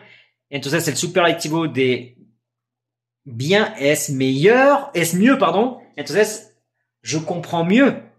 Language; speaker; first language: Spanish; non-native, fluent; French